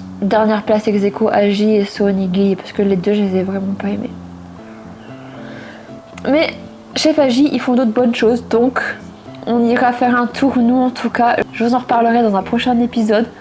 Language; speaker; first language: French; native; French